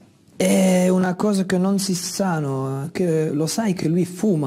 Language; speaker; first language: Italian; non-native, fluent; Dutch